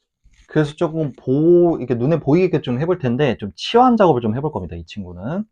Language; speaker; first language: Korean; native; Korean